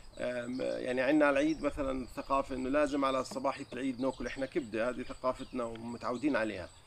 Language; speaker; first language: Arabic; native; Arabic